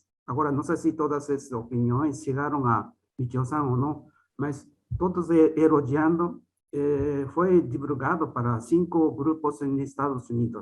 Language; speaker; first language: Portuguese; non-native, fluent; Japanese